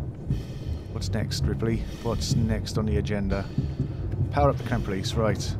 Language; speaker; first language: English; native; English